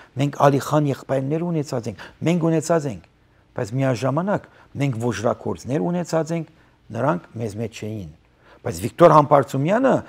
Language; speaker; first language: Armenian; early bilingual, heritage; Armenian